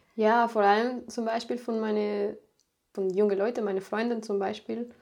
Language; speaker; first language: German; non-native, fluent; Spanish